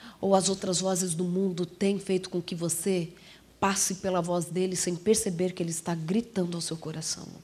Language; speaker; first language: Portuguese; native; Portuguese